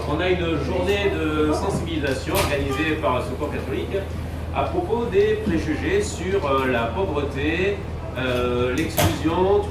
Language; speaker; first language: French; native; French